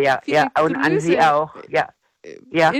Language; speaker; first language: German; non-native, fluent; English